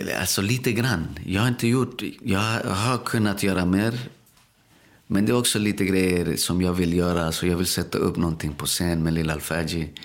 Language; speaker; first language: Swedish; early bilingual, other home language; Spanish